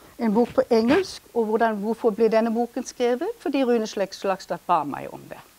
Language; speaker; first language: Norwegian; non-native, fluent; German